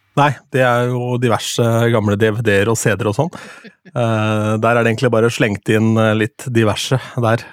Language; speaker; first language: Norwegian; native; Norwegian